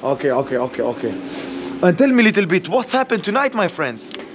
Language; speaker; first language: English; non-native, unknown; Swedish